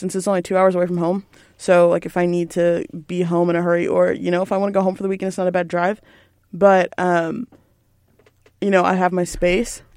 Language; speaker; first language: English; native; English